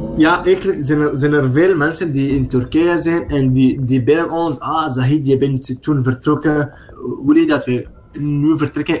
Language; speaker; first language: Dutch; non-native, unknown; Arabic